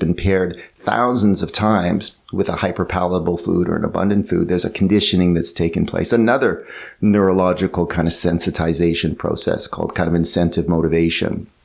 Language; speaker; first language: English; native; English